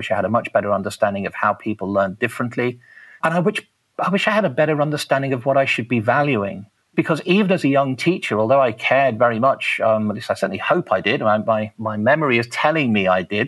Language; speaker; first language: English; native; English